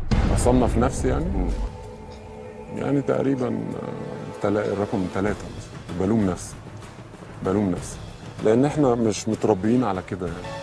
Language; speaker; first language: Arabic; native; Arabic